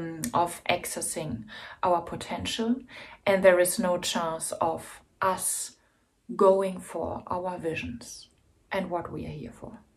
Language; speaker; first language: English; non-native, fluent; German